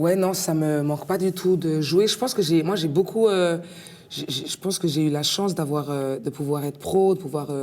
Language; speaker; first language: French; native; French